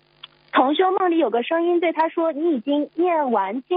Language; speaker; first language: Chinese; native; Chinese